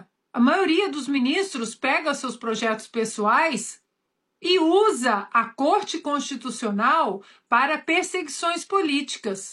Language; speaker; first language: Portuguese; native; Portuguese